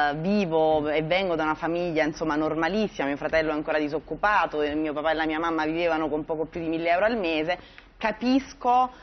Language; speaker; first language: Italian; native; Italian